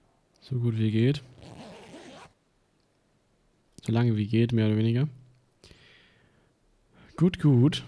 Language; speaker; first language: German; native; German